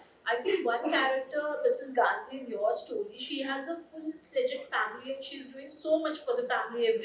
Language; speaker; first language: English; non-native, local second language; Hindi